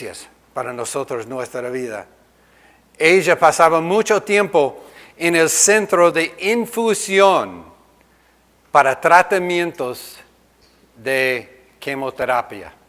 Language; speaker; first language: Spanish; non-native, fluent; English